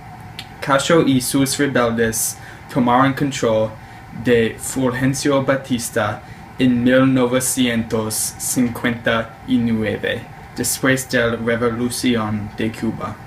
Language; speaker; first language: Spanish; non-native, learner; English